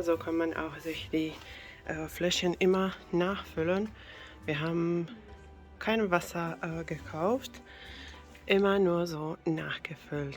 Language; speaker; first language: German; non-native, fluent; Finnish